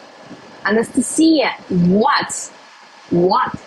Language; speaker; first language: English; non-native, learner; Russian